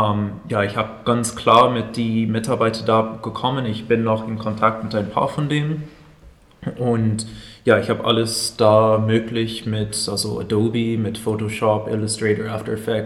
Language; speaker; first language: German; non-native, fluent; English